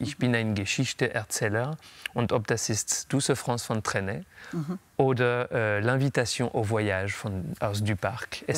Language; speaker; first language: German; non-native, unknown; French